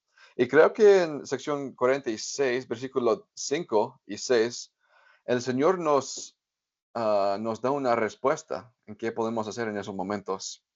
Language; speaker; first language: Spanish; non-native, fluent; English